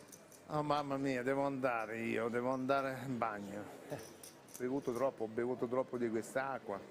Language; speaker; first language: Italian; non-native, learner; Russian